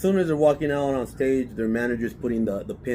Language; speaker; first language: English; native; English